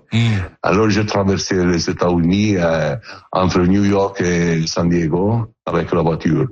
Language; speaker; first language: French; non-native, learner; Italian